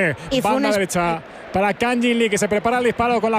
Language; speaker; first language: Spanish; native; Spanish